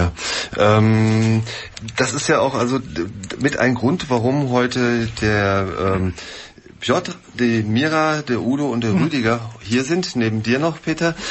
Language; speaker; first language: German; native; German